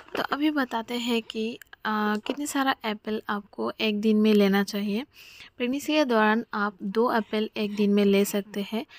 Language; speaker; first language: Hindi; non-native, local second language; Bangla